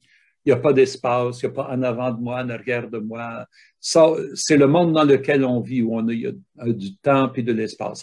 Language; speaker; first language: French; native; French